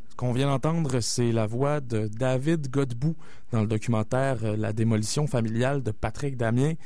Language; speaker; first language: French; native; French